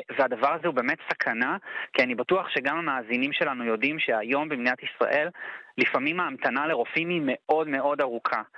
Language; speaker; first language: Hebrew; early bilingual, heritage; Hebrew